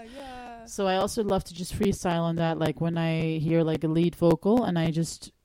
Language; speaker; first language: English; non-native, fluent; Dutch